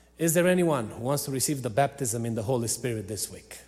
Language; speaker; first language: English; non-native, learner; Romanian